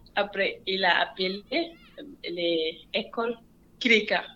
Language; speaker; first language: French; non-native, local second language; Wolof